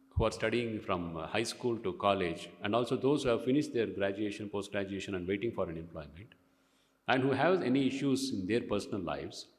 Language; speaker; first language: English; non-native, local second language; Kannada